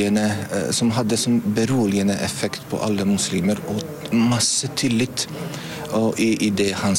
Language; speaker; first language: Norwegian; non-native, learner; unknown